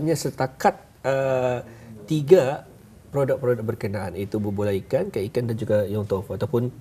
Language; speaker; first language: Malay; native; Malay